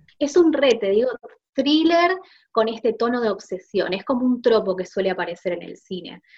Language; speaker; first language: Spanish; native; Spanish